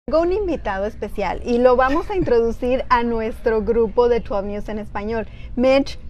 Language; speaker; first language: Spanish; native; Spanish